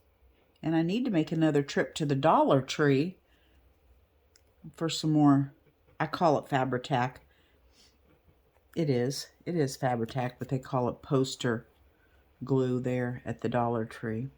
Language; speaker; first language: English; native; English